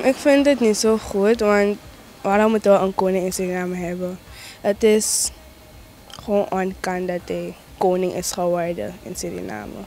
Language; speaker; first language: Dutch; native; Dutch